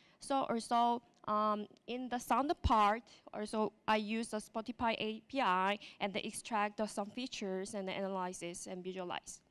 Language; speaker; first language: English; non-native, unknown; Korean